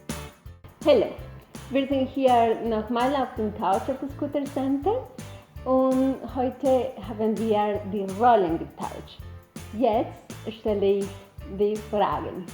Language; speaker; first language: German; non-native, learner; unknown